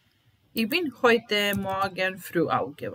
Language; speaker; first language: German; non-native, fluent; Italian